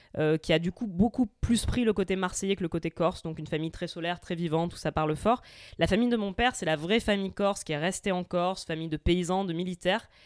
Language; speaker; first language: French; native; French